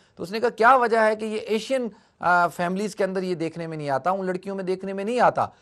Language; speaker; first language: Urdu; native; Urdu